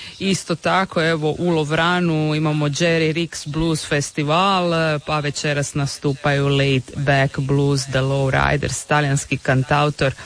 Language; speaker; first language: Croatian; native; Croatian